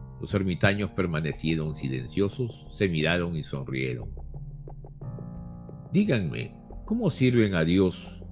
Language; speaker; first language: Spanish; native; Spanish